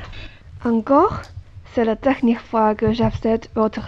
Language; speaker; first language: French; non-native, learner; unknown